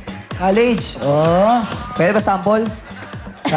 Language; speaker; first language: Filipino; native; Filipino